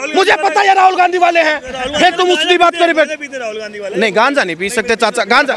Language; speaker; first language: Hindi; native; Hindi